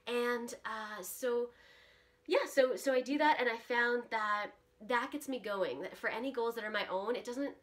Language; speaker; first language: English; early bilingual, other home language; Russian